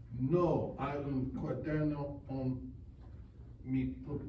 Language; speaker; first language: Spanish; non-native, learner; English